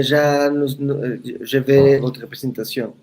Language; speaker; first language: French; non-native, learner; Spanish